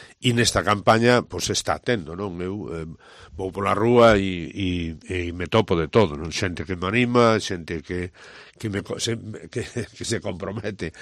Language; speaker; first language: Galician; native; Galician